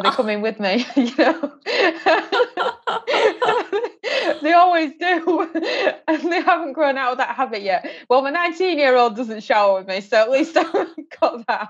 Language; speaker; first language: English; native; English